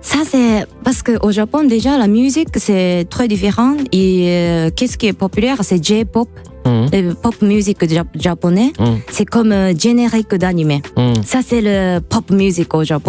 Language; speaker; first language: French; non-native, fluent; Japanese